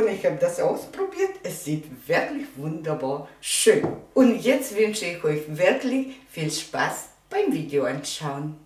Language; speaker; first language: German; non-native, learner; Russian